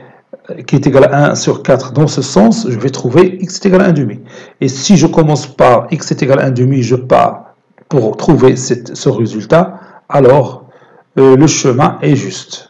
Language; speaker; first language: French; non-native, local second language; Arabic